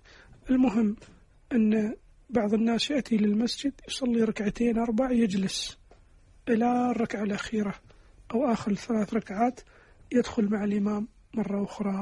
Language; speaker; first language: Arabic; native; Arabic